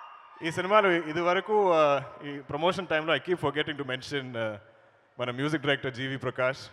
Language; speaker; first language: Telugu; non-native, learner; Malayalam